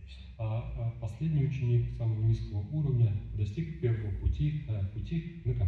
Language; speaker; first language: Russian; native; Russian